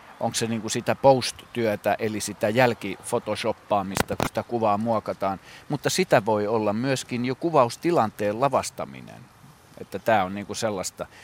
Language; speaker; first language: Finnish; native; Finnish